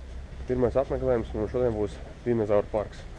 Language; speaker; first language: Latvian; native; Latvian